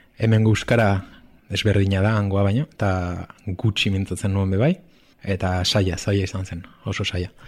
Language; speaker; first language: Basque; non-native, local second language; Spanish